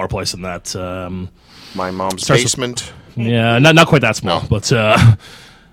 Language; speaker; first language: English; native; English